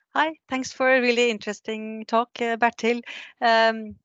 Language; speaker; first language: English; non-native, fluent; Croatian